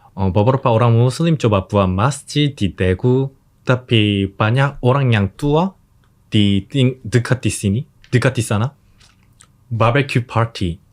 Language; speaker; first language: Indonesian; non-native, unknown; Korean